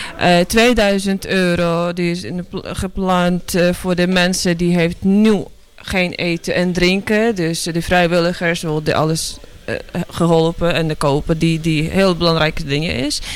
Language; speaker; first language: Dutch; non-native, learner; Ukrainian